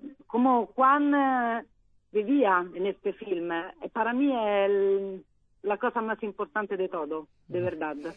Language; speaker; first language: Spanish; non-native, learner; Italian